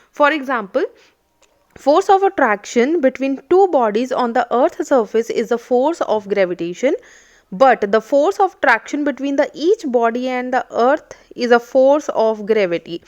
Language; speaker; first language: English; non-native, local second language; Punjabi